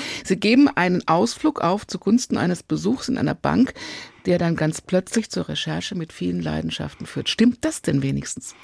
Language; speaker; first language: German; native; German